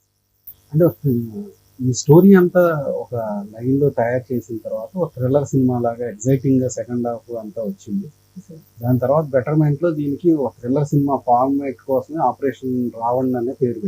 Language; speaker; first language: Telugu; native; Telugu